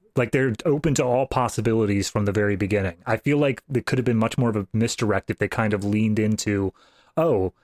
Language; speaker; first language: English; native; English